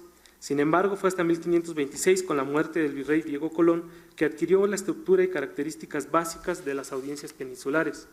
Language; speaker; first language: Spanish; native; Spanish